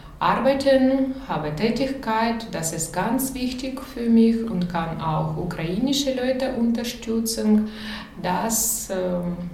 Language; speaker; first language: German; non-native, learner; Ukrainian